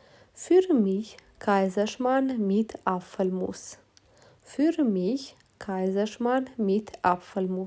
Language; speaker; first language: German; non-native, fluent; Romanian